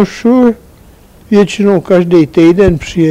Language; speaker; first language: Czech; early bilingual, heritage; Czech